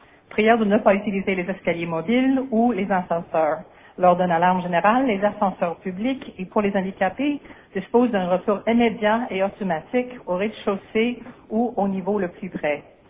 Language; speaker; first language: French; native; French